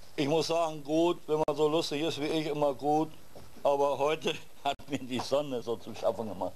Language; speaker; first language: German; native; German